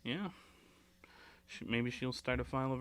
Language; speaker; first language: English; native; English